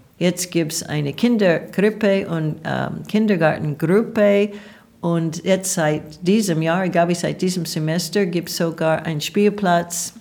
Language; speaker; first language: German; non-native, fluent; English